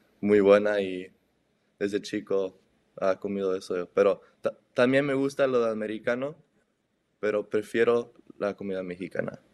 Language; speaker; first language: Spanish; early bilingual, heritage; Spanish